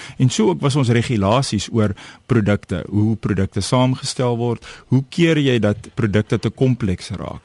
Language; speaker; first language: Afrikaans; native; Afrikaans